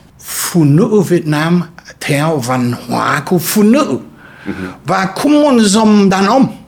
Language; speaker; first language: Vietnamese; non-native, fluent; German